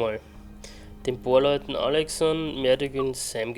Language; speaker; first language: German; native; German